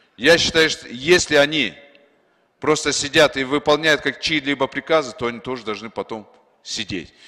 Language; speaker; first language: Russian; non-native, local second language; Kyrgyz